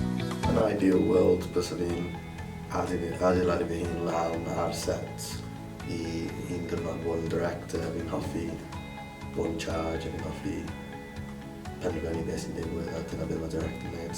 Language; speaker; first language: Welsh; non-native, local second language; English